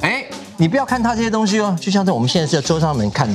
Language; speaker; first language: Chinese; native; Chinese